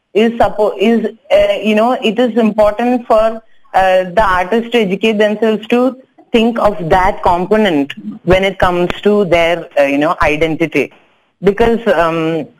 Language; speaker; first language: English; non-native, local second language; Tamil